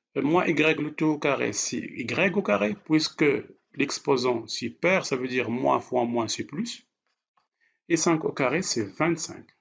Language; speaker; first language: French; non-native, local second language; Arabic